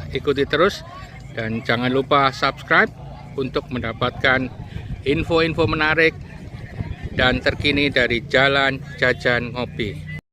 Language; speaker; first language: Indonesian; native; Indonesian